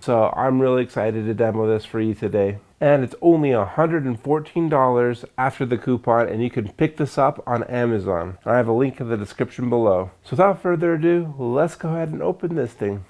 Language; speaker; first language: English; native; English